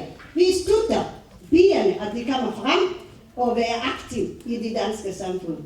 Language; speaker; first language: Danish; non-native, fluent; Somali